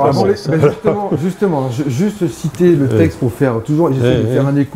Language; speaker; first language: French; native; French